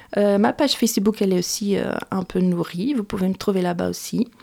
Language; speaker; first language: French; non-native, fluent; Portuguese